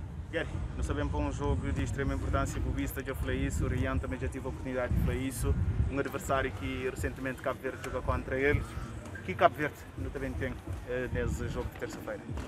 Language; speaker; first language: Portuguese; non-native, local second language; Kabuverdianu